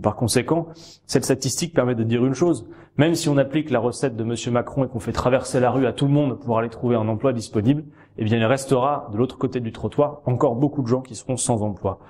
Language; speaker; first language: French; native; French